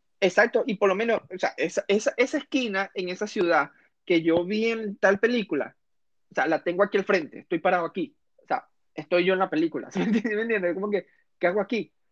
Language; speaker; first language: Spanish; native; Spanish